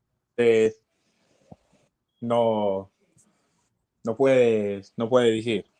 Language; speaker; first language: Spanish; non-native, learner; English